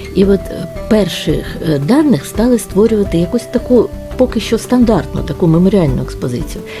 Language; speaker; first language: Ukrainian; native; Ukrainian